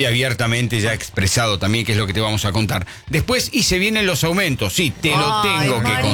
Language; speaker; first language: Spanish; native; Spanish